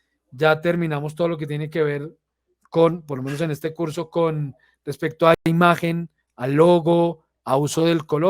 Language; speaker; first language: Spanish; native; Spanish